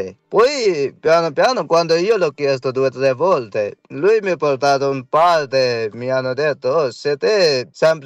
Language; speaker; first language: Italian; non-native, learner; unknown